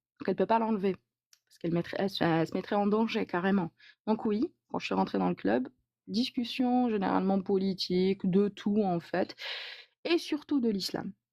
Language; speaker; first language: French; non-native, local second language; Arabic